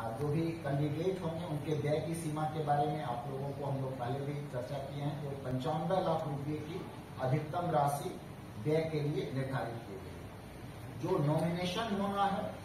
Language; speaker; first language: Hindi; native; Hindi